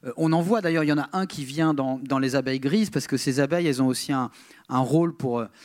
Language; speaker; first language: French; native; French